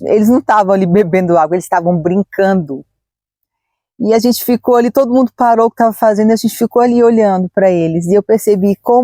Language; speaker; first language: Portuguese; native; Portuguese